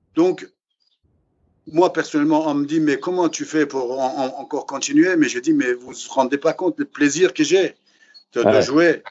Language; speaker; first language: French; non-native, fluent; Persian